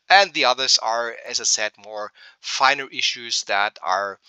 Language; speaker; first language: English; non-native, fluent; German